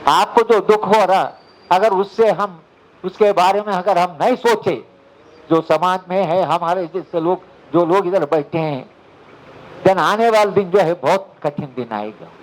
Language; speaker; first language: Hindi; non-native, local second language; Telugu